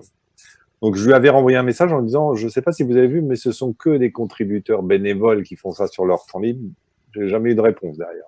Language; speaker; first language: French; native; French